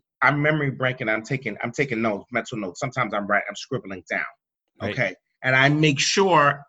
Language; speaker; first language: English; native; English